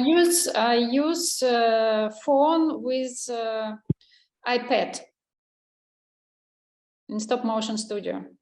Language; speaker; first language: English; non-native, learner; Russian